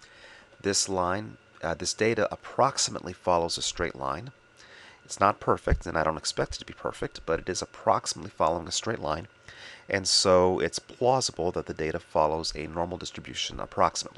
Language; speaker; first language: English; native; English